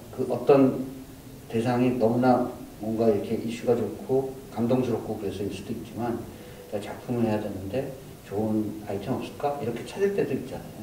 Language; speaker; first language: Korean; native; Korean